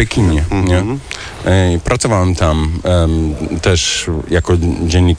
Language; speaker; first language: Polish; early bilingual, heritage; German